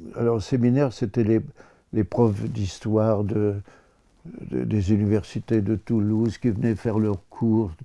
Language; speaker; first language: French; native; French